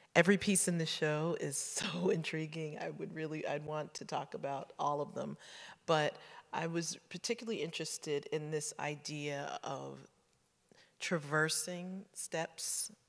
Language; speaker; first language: English; native; English